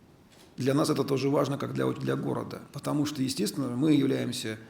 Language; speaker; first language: Russian; native; Russian